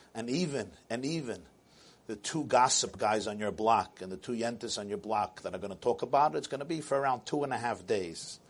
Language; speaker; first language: English; native; English